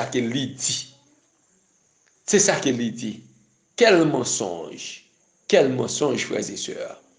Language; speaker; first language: French; non-native, local second language; Haitian Creole